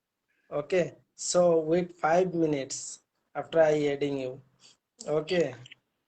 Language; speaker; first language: English; non-native, learner; Bangla